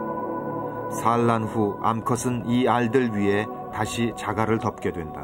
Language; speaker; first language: Korean; native; Korean